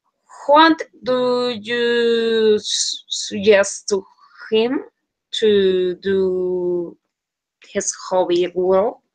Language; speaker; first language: English; non-native, learner; Spanish